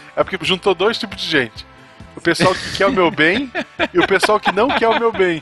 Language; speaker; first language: Portuguese; native; Portuguese